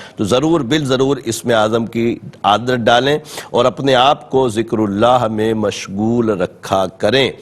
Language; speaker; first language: Urdu; native; Urdu